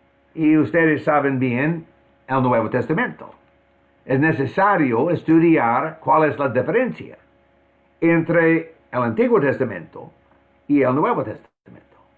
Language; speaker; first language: Spanish; non-native, fluent; English